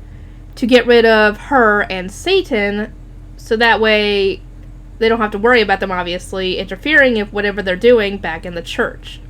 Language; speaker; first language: English; native; English